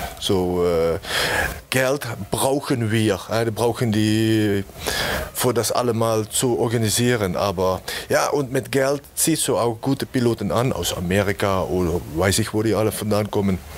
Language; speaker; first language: German; non-native, learner; Dutch